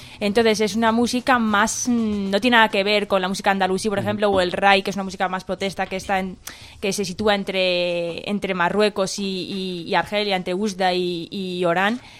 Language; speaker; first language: Spanish; early bilingual, heritage; Spanish